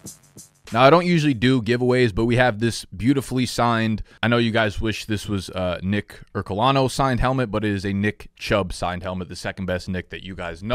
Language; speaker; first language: English; native; English